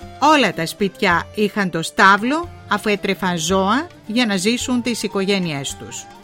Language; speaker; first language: Greek; native; Greek